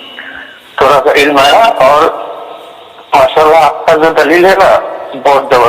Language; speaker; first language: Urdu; non-native, local second language; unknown